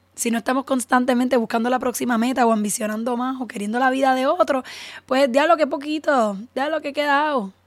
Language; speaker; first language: Spanish; early bilingual, heritage; Spanish